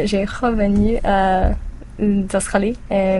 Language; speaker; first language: French; non-native, learner; English